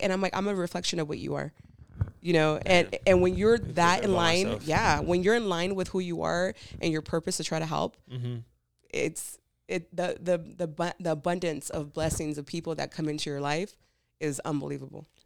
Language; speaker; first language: English; early bilingual, other home language; Spanish